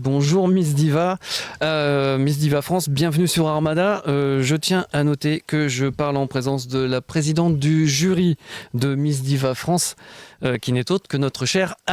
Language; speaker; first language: French; native; French